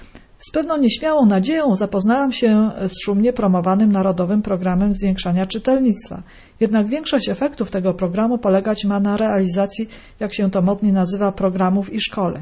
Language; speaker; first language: Polish; native; Polish